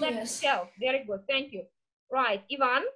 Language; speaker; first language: English; non-native, fluent; Russian